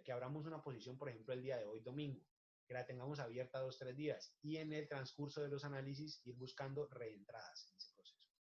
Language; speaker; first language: Spanish; native; Spanish